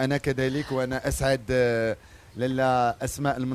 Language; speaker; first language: Arabic; native; Arabic